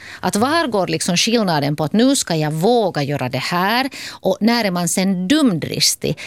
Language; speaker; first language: Swedish; native; Swedish